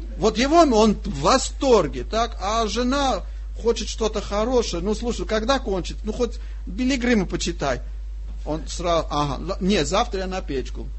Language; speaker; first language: Russian; non-native, fluent; Armenian